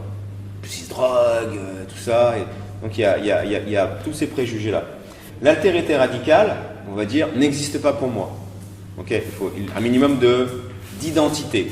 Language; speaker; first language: French; native; French